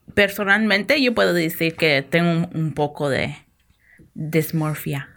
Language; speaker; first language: Spanish; non-native, fluent; English